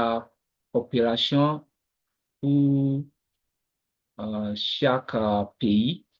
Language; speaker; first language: French; non-native, learner; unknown